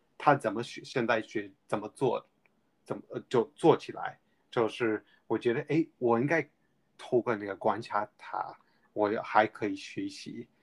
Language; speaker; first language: Chinese; non-native, fluent; English